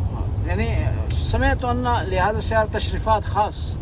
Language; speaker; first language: Arabic; non-native, learner; Urdu